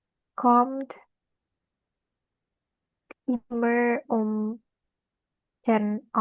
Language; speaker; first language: German; non-native, learner; Indonesian